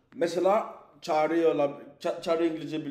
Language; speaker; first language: Turkish; non-native, learner; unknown